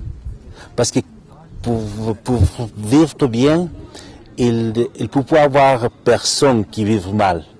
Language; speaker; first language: French; non-native, fluent; Spanish